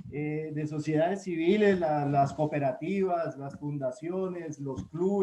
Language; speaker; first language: Spanish; native; Spanish